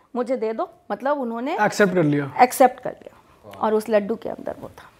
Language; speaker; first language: Hindi; native; Hindi